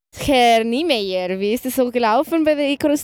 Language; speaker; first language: German; native; German